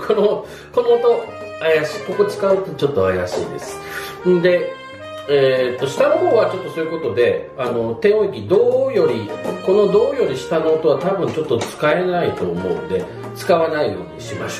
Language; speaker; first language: Japanese; native; Japanese